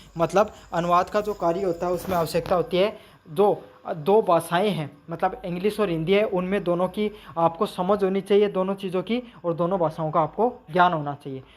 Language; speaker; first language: Hindi; native; Hindi